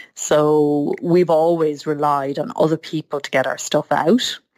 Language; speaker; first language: English; native; English